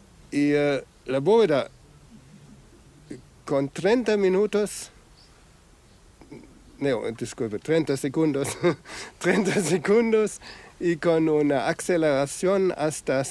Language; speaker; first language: Spanish; non-native, fluent; German